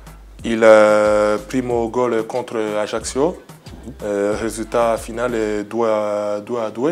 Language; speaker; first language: Italian; non-native, learner; French